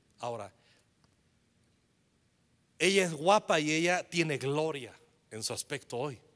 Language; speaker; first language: Spanish; native; Spanish